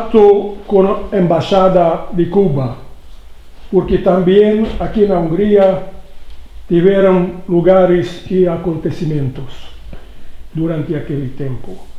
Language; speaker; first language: Portuguese; non-native, learner; Hungarian